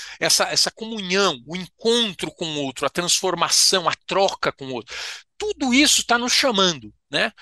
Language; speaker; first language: Portuguese; native; Portuguese